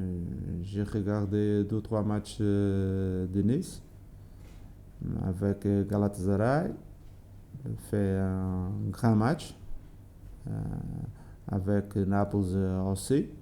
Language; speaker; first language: French; non-native, learner; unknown